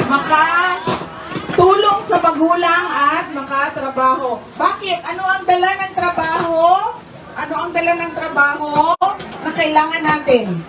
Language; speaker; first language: Filipino; non-native, local second language; Cebuano